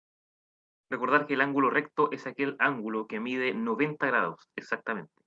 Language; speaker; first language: Spanish; native; Spanish